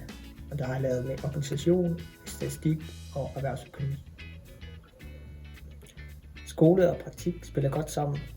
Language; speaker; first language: Danish; non-native, local second language; Kalaallisut